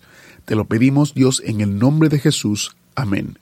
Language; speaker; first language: Spanish; native; Spanish